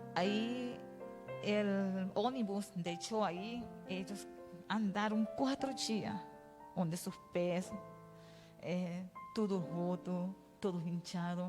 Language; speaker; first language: Portuguese; non-native, learner; Spanish